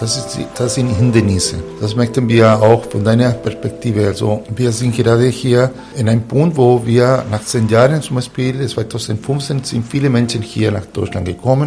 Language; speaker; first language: German; non-native, fluent; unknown